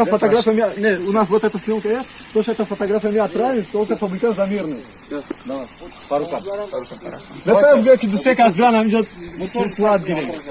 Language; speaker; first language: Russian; non-native, learner; Tajik